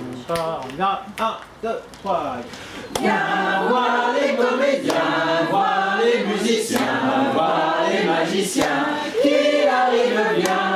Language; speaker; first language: French; native; French